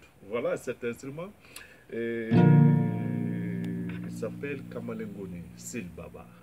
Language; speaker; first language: French; non-native, local second language; Bambara